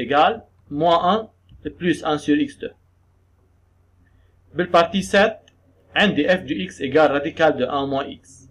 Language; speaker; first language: French; non-native, local second language; Arabic